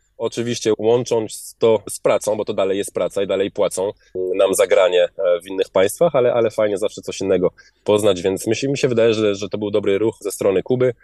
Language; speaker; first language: Polish; early bilingual, heritage; Polish